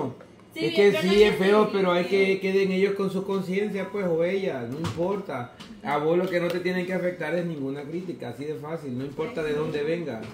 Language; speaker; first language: Spanish; native; Spanish